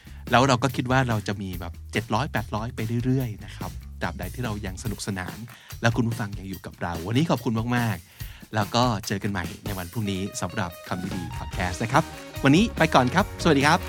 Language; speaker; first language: Thai; native; Thai